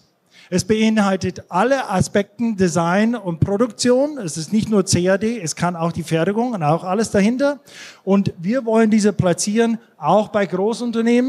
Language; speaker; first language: German; non-native, fluent; English